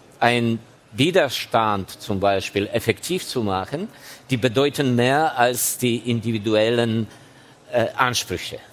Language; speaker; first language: German; non-native, fluent; Ukrainian